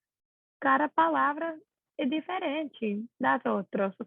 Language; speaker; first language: Portuguese; non-native, learner; English